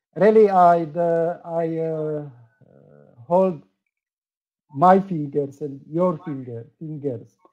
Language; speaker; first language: English; non-native, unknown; Slovak